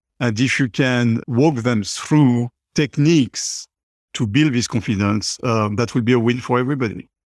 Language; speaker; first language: English; non-native, fluent; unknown